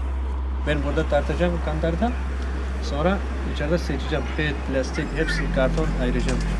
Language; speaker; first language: Turkish; non-native, learner; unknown